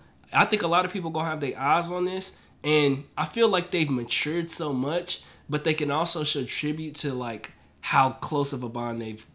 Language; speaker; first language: English; native; English